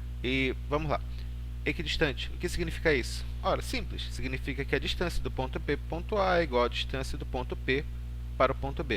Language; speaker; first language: Portuguese; native; Portuguese